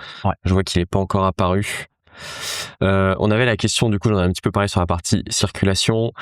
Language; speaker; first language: French; native; French